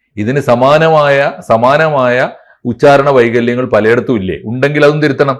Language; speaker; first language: Malayalam; native; Malayalam